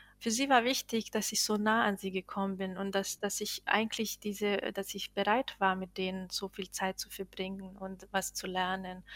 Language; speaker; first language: German; non-native, fluent; Bosnian